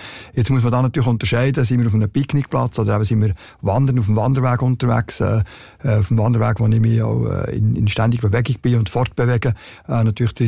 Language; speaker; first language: German; native; German